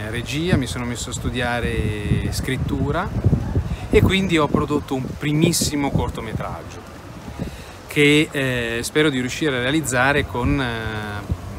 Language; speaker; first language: Italian; native; Italian